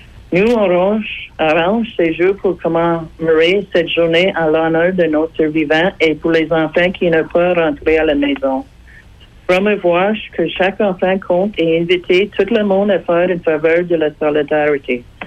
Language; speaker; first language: French; non-native, fluent; English